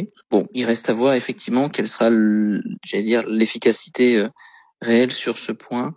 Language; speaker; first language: French; native; French